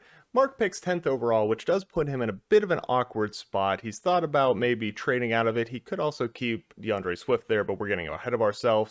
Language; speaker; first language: English; native; English